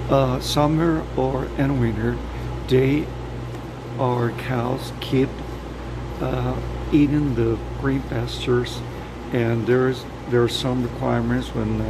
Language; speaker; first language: English; non-native, fluent; Spanish